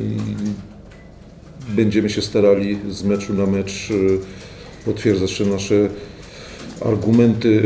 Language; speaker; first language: Polish; native; Polish